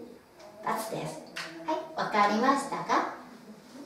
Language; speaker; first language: Japanese; non-native, fluent; Chinese